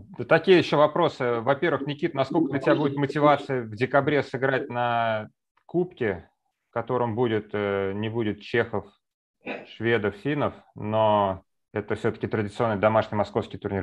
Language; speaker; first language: Russian; native; Russian